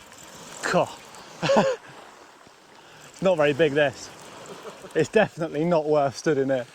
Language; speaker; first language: English; native; English